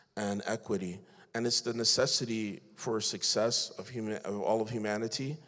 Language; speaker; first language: English; native; English